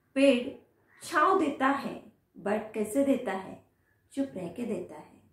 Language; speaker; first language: Hindi; non-native, local second language; Marathi